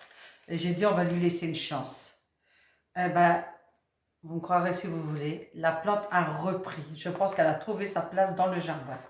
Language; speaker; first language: French; native; French